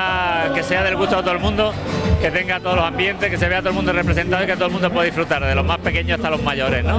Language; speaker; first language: Spanish; native; Spanish